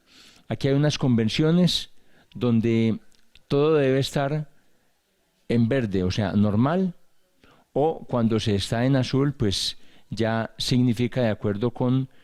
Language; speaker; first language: Spanish; native; Spanish